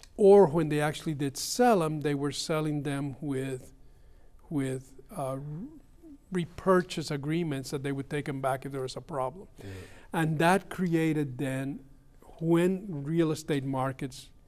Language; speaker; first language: English; early bilingual, other home language; Spanish